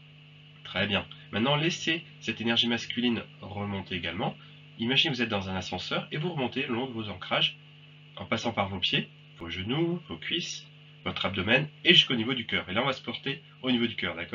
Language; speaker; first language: French; native; French